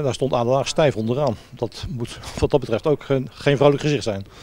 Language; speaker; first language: Dutch; native; Dutch